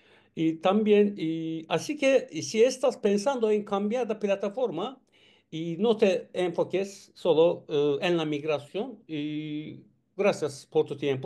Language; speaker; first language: Spanish; non-native, learner; Turkish